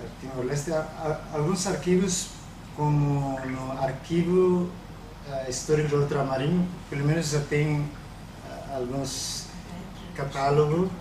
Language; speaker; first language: Portuguese; non-native, learner; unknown